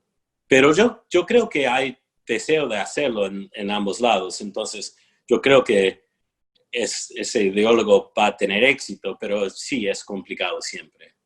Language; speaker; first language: Spanish; non-native, fluent; English